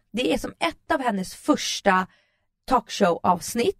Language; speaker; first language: Swedish; early bilingual, other home language; Russian